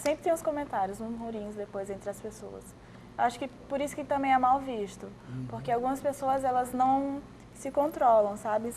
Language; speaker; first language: Portuguese; native; Portuguese